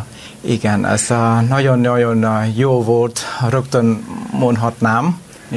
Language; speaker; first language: Hungarian; non-native, learner; Vietnamese